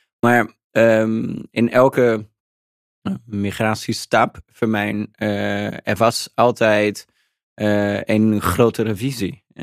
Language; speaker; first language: Dutch; non-native, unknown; Portuguese